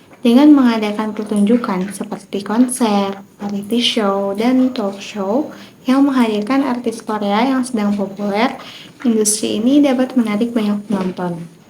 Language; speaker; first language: Indonesian; native; Indonesian